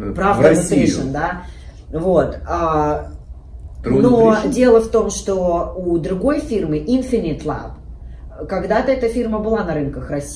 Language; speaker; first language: Russian; native; Russian